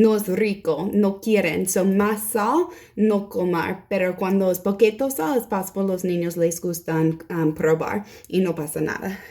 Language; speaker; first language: Spanish; non-native, learner; English